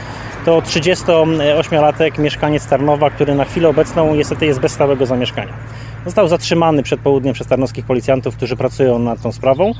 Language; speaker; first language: Polish; native; Polish